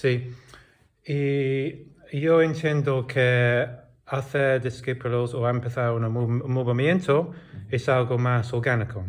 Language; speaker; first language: Spanish; non-native, learner; English